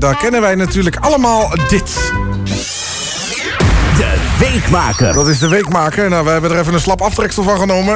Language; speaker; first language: Dutch; native; Dutch